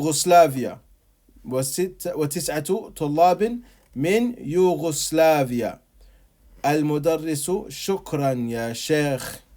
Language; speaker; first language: Arabic; non-native, fluent; English